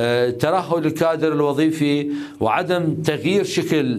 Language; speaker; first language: Arabic; native; Arabic